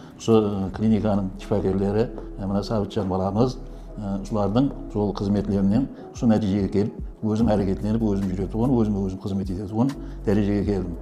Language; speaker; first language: Uzbek; non-native, local second language; Kara-Kalpak